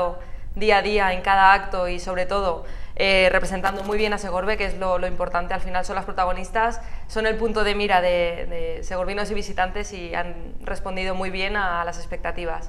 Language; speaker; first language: Spanish; native; Spanish